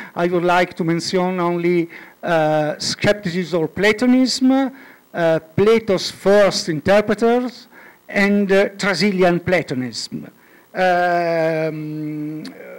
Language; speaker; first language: English; non-native, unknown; Italian